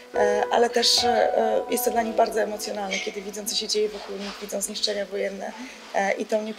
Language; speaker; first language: Polish; native; Polish